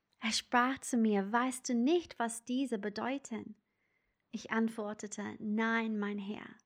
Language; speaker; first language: German; non-native, fluent; English